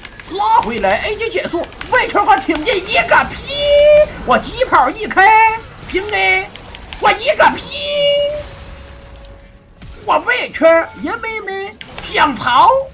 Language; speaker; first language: Chinese; native; Chinese